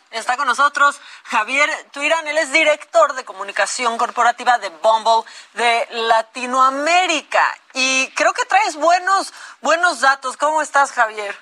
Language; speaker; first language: Spanish; native; Spanish